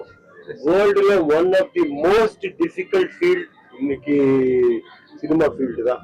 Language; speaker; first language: Tamil; non-native, local second language; Punjabi